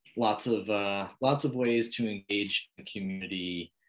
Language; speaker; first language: English; native; English